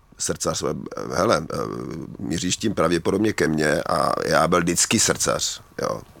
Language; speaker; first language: Czech; native; Czech